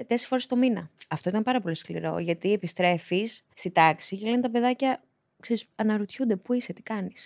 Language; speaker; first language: Greek; early bilingual, other home language; Albanian